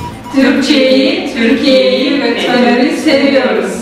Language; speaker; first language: Turkish; non-native, learner; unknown